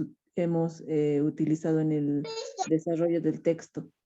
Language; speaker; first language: Spanish; native; Spanish